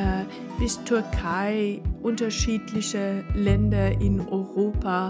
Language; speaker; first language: German; non-native, fluent; Persian